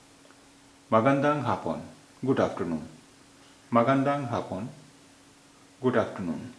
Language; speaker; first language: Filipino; non-native, fluent; Hindi